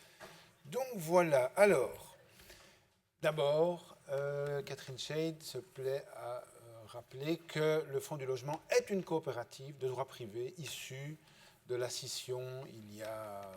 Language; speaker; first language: French; native; French